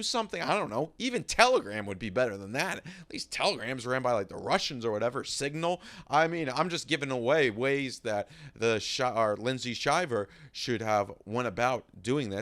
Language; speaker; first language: English; native; English